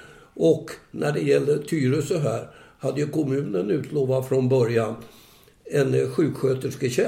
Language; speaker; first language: Swedish; native; Swedish